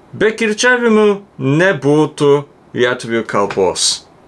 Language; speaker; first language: Lithuanian; non-native, learner; Japanese